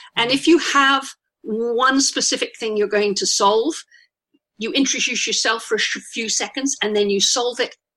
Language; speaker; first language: English; native; English